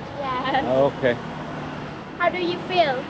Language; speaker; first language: English; non-native, learner; Vietnamese